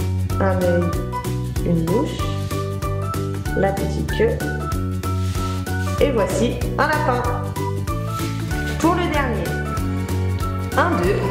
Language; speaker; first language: French; native; French